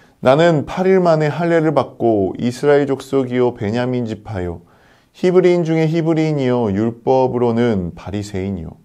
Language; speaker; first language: Korean; native; Korean